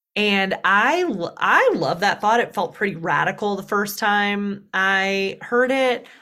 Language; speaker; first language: English; native; English